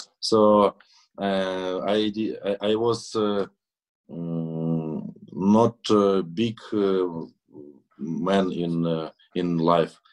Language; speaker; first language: English; non-native, learner; Russian